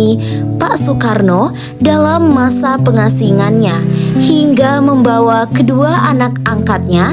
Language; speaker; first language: Indonesian; native; Indonesian